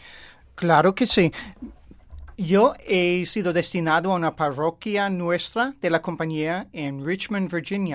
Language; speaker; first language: Spanish; non-native, fluent; English